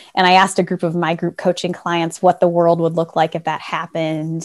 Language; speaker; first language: English; native; English